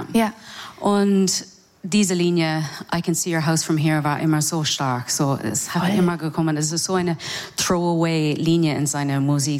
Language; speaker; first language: German; non-native, learner; English